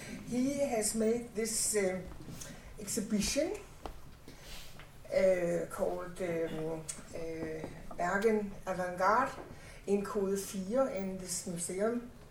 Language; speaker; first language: English; non-native, fluent; Danish